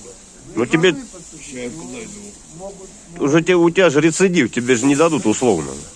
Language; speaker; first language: Russian; native; Russian